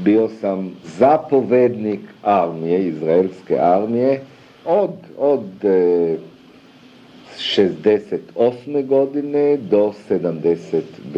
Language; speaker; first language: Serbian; early bilingual, other home language; German